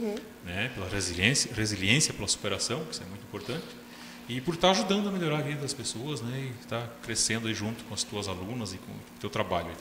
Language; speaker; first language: Portuguese; native; Portuguese